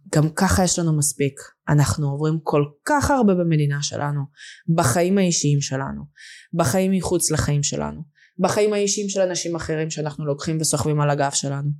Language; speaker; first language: Hebrew; early bilingual, other home language; Russian